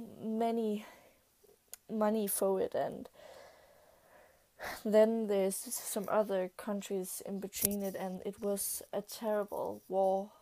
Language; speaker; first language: English; non-native, learner; Danish